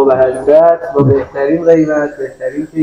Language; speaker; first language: Persian; native; Persian